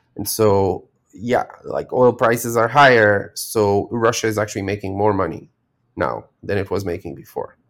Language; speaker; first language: English; non-native, fluent; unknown